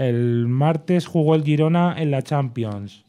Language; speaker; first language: Spanish; native; Spanish